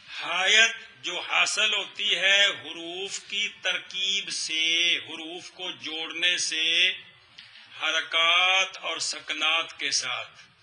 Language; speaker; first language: Urdu; non-native, local second language; Punjabi